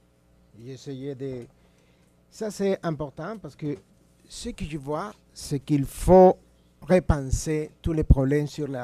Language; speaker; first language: French; non-native, fluent; Spanish